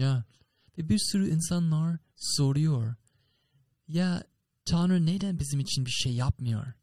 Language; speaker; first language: Turkish; non-native, fluent; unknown